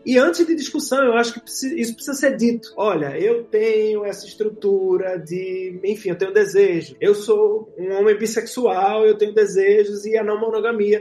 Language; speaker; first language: Portuguese; native; Portuguese